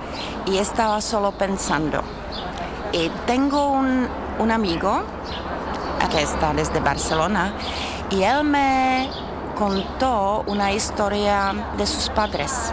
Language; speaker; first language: Spanish; non-native, learner; Czech